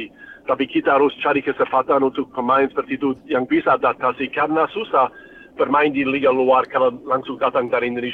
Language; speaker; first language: Indonesian; non-native, fluent; English